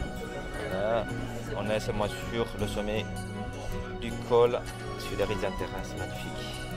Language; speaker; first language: French; non-native, fluent; Vietnamese